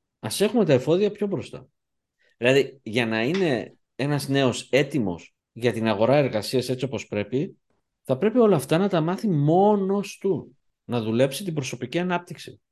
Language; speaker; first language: Greek; early bilingual, heritage; Greek